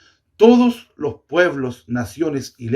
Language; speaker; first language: Spanish; native; Spanish